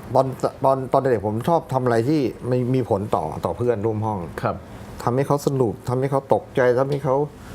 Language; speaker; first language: Thai; native; Thai